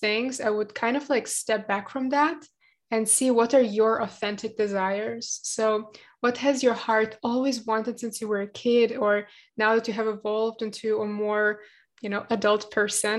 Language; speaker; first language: English; non-native, fluent; German